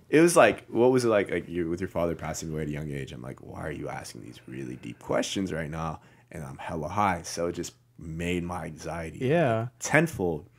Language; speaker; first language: English; native; English